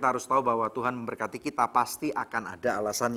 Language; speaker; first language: Indonesian; native; Indonesian